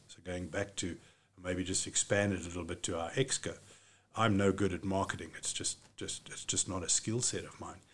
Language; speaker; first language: English; native; English